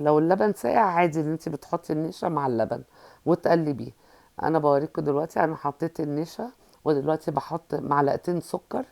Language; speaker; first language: Arabic; native; Arabic